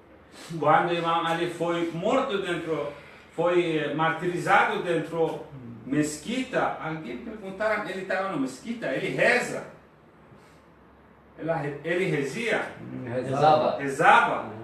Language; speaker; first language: Portuguese; non-native, fluent; Persian